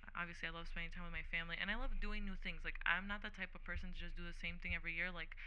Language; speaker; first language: English; early bilingual, other home language; Portuguese